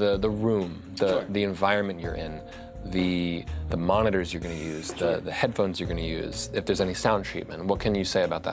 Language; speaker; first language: English; native; English